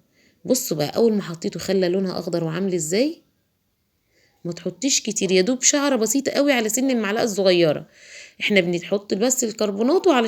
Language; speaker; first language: Arabic; native; Arabic